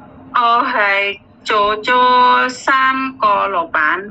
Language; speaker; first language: Cantonese; non-native, learner; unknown